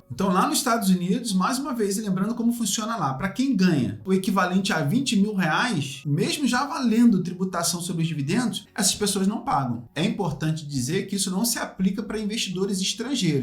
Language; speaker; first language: Portuguese; native; Portuguese